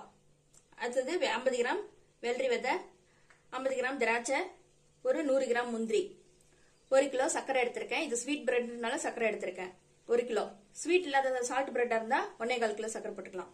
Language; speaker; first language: Tamil; native; Tamil